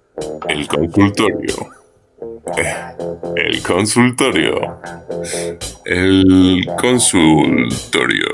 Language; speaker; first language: Spanish; native; Spanish